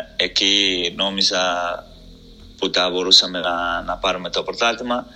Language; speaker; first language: Greek; non-native, fluent; Portuguese